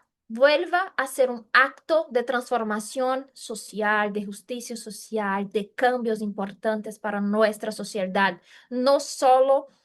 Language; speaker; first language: Spanish; non-native, fluent; Portuguese